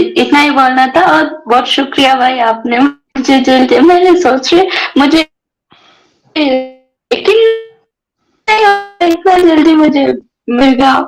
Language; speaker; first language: Hindi; non-native, local second language; Kannada